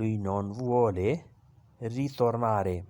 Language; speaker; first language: Italian; non-native, learner; Urdu